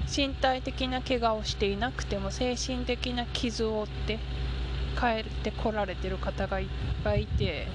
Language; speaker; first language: Japanese; native; Japanese